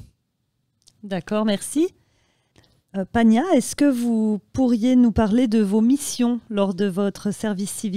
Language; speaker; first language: French; native; French